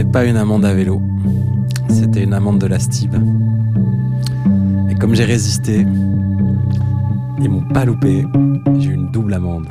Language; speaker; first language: French; native; French